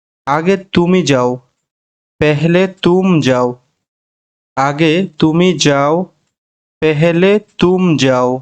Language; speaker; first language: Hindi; non-native, learner; Bangla